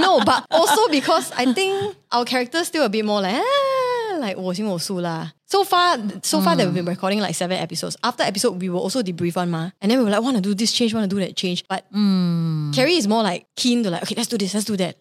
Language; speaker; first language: English; non-native, local second language; Chinese